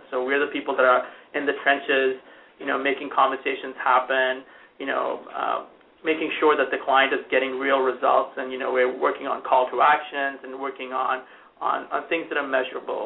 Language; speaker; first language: English; non-native, local second language; Hindi